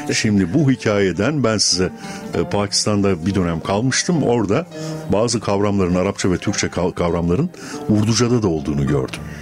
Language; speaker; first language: Turkish; native; Turkish